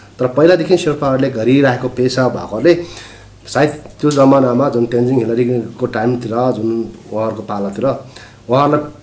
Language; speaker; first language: Nepali; non-native, local second language; Sherpa